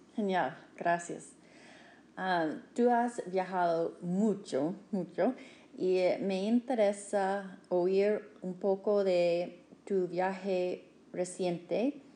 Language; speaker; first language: Spanish; non-native, fluent; English